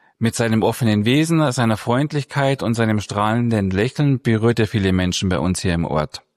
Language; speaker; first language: German; native; German